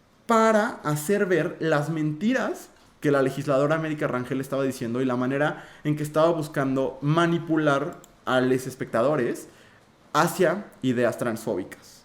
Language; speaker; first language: Spanish; native; Spanish